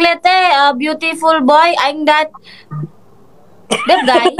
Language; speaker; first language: Vietnamese; non-native, learner; Indonesian